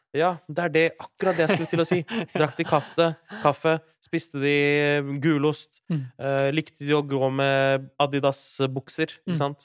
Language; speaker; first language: Norwegian; early bilingual, other home language; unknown